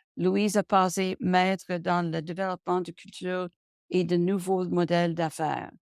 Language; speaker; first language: French; non-native, local second language; English